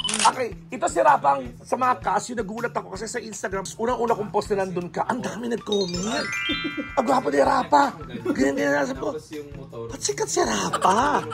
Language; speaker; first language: Filipino; native; Filipino